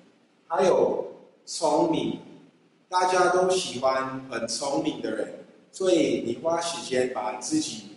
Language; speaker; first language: Chinese; non-native, fluent; English